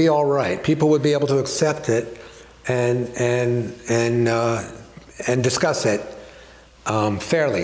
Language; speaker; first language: English; native; English